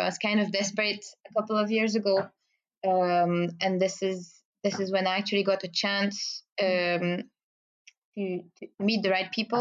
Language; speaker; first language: English; non-native, fluent; French